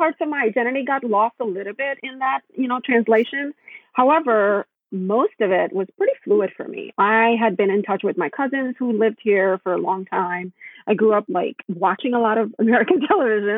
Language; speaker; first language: English; non-native, local second language; Gujarati